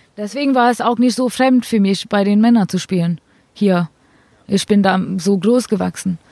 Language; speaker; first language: German; non-native, fluent; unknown